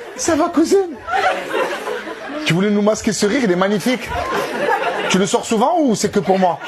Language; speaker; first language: French; native; French